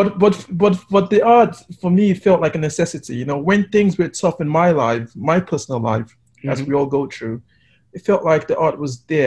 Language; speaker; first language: English; native; English